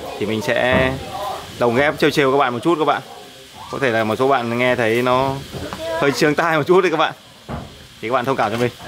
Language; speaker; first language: Vietnamese; non-native, local second language; Hmong